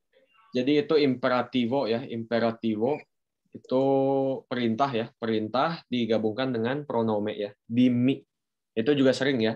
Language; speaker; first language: Indonesian; native; Indonesian